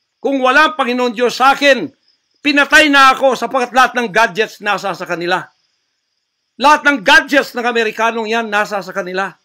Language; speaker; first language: Filipino; non-native, local second language; Cebuano